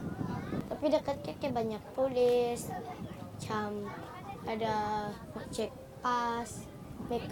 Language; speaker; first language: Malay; non-native, local second language; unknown